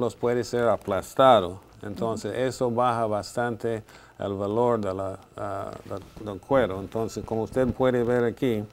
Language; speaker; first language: Spanish; non-native, fluent; English